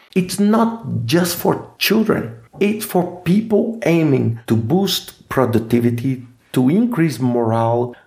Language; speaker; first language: English; non-native, fluent; Portuguese